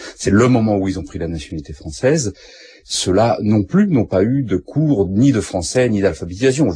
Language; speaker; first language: French; native; French